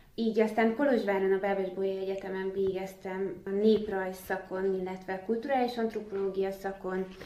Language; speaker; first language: Hungarian; native; Hungarian